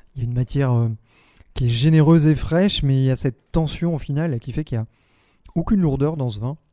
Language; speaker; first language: French; native; French